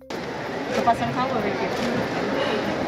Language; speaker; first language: Portuguese; native; Portuguese